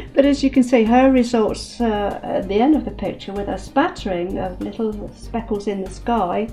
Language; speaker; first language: English; native; English